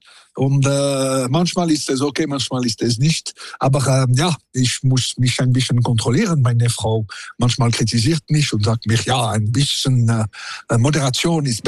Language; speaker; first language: German; non-native, local second language; French